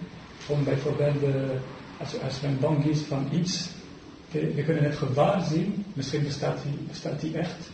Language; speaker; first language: Dutch; non-native, fluent; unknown